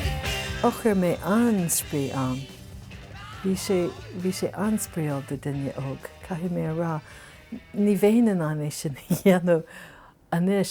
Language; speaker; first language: Irish; non-native, fluent; English